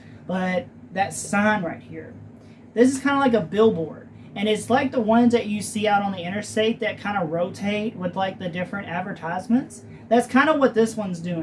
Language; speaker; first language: English; native; English